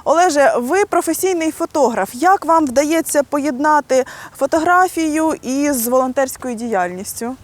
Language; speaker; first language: Ukrainian; native; Ukrainian